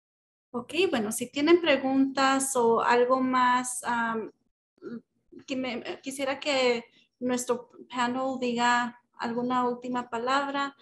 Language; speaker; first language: Spanish; early bilingual, other home language; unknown